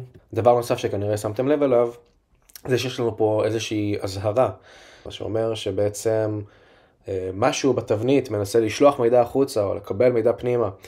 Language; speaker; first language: Hebrew; native; Hebrew